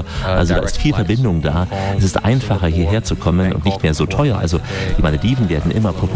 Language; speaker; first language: German; native; German